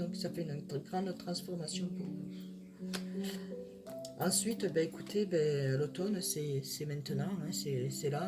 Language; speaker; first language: French; native; French